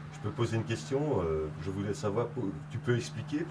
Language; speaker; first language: French; native; French